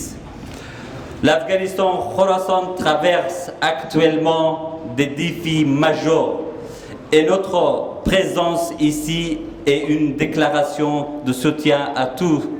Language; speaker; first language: French; non-native, fluent; Persian